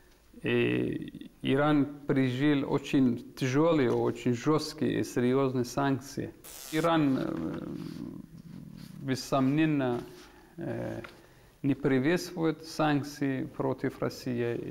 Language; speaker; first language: Russian; non-native, fluent; Persian